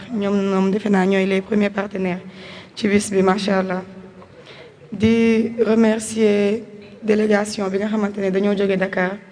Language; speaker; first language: Wolof; non-native, local second language; Jola-Fonyi